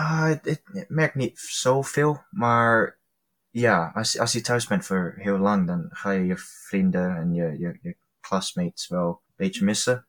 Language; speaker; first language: Dutch; early bilingual, heritage; Dutch